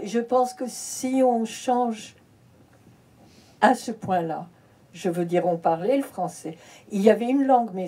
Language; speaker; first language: French; early bilingual, heritage; French